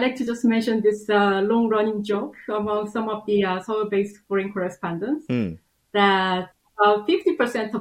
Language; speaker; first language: English; non-native, fluent; Korean